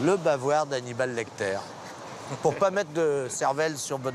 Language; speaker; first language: French; native; French